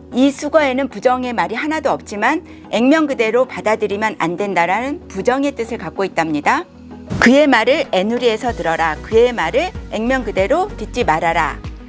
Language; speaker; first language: Korean; native; Korean